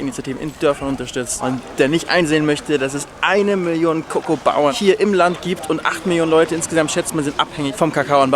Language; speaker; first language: German; native; German